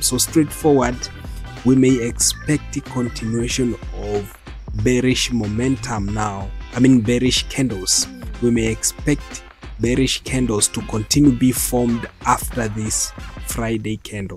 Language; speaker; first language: English; non-native, local second language; Swahili